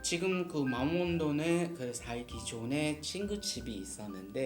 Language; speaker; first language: Korean; non-native, learner; Japanese